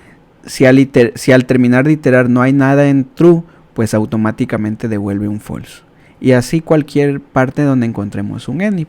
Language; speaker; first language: Spanish; native; Spanish